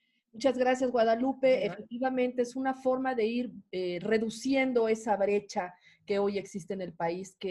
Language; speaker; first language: Spanish; native; Spanish